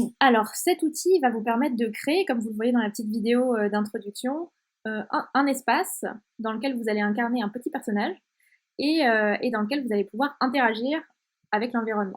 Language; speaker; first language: French; native; French